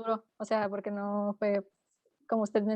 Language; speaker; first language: Spanish; native; Spanish